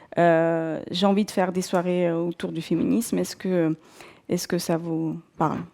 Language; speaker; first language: French; non-native, fluent; Russian